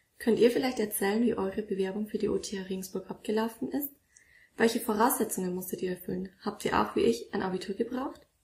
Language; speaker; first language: German; native; German